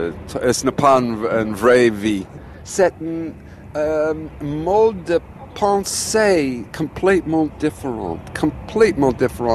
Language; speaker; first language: French; non-native, learner; English